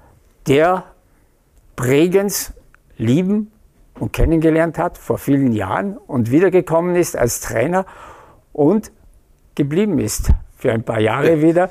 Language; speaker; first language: German; native; German